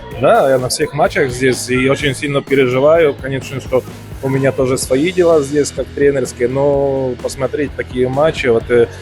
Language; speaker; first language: Russian; non-native, fluent; Polish